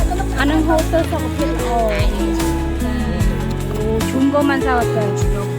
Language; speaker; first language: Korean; non-native, fluent; Khmer